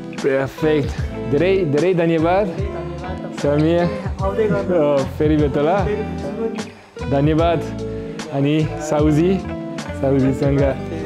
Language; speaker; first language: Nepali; non-native, fluent; French